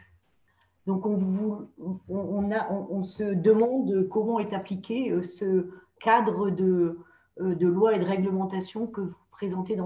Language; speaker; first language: French; native; French